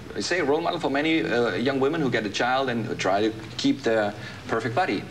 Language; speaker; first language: English; non-native, fluent; German